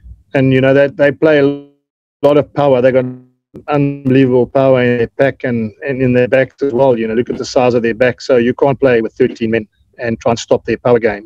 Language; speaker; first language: English; native; English